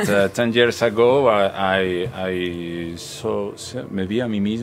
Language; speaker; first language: English; non-native, learner; Spanish